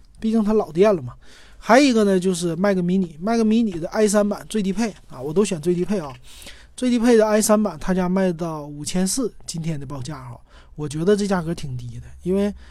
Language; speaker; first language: Chinese; native; Chinese